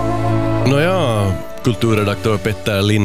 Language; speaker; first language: Swedish; native; Swedish